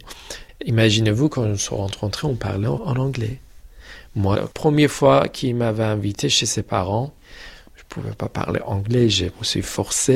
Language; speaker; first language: French; non-native, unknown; Persian